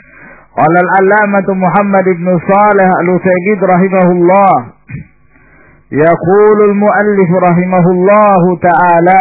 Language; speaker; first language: Arabic; non-native, fluent; Indonesian